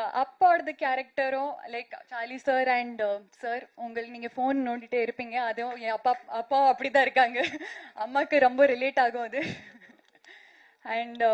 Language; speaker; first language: Tamil; non-native, fluent; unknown